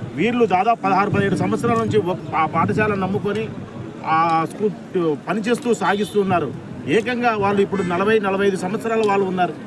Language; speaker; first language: Telugu; non-native, local second language; Lambadi